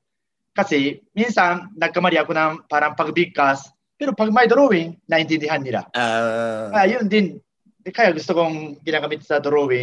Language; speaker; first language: Filipino; non-native, learner; Japanese